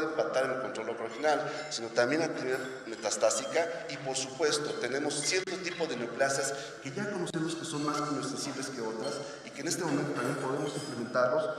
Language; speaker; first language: Spanish; native; Spanish